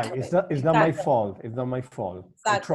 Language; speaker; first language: English; non-native, learner; Spanish